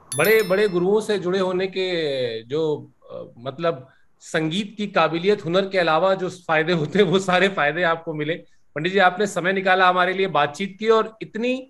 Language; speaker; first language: Hindi; native; Hindi